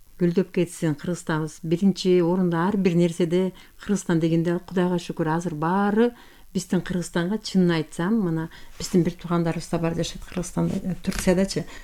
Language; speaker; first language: Kyrgyz; non-native, local second language; Turkish